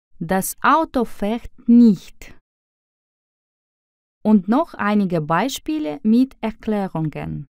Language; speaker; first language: German; non-native, fluent; Russian